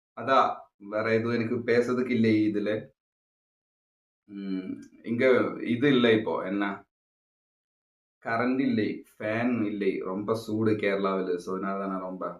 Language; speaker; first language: Tamil; non-native, local second language; Malayalam